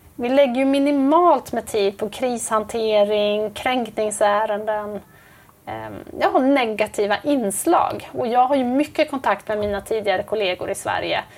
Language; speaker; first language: Swedish; native; Swedish